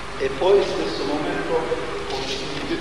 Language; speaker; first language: Italian; non-native, learner; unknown